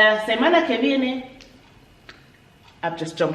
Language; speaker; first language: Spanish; non-native, fluent; English